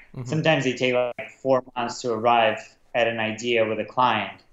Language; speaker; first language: English; non-native, fluent; Russian